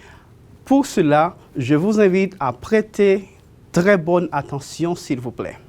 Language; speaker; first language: French; non-native, fluent; Spanish